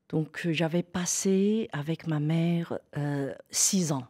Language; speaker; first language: French; non-native, fluent; Chinese